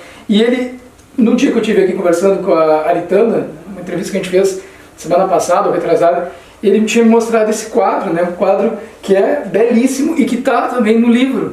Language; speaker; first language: Portuguese; native; Portuguese